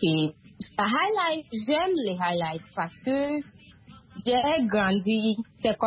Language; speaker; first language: French; non-native, learner; Akan